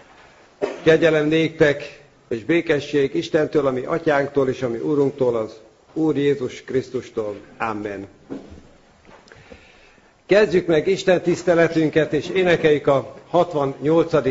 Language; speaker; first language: Hungarian; native; Hungarian